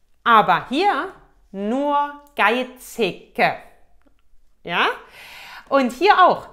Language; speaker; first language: German; native; German